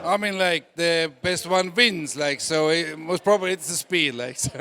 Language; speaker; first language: English; non-native, fluent; Estonian